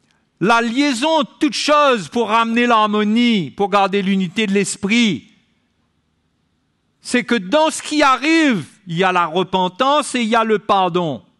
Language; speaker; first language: French; native; French